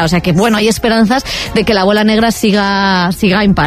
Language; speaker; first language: Spanish; native; Spanish